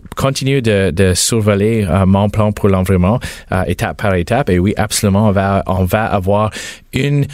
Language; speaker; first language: French; native; French